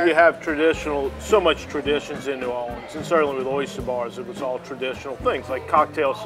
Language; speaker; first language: English; native; English